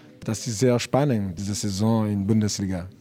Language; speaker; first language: German; non-native, learner; French